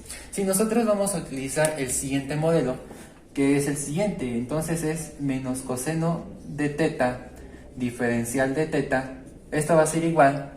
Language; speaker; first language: Spanish; native; Spanish